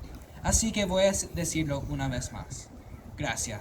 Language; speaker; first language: Spanish; non-native, local second language; English